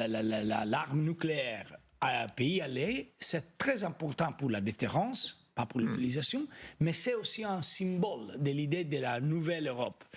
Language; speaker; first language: French; non-native, fluent; Italian